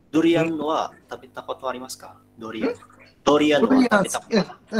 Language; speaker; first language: Japanese; non-native, learner; Indonesian